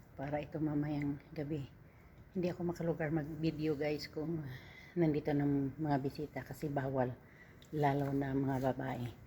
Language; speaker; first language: Filipino; non-native, local second language; Cebuano